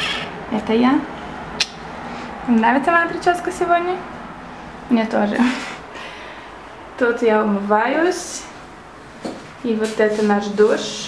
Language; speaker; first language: Russian; early bilingual, heritage; Russian